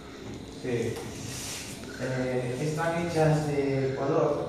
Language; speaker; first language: Spanish; non-native, learner; Galician